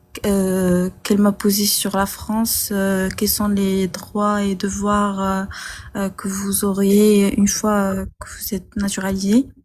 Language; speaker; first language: French; non-native, local second language; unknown